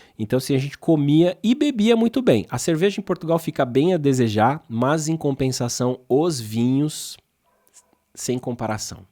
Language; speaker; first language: Portuguese; native; Portuguese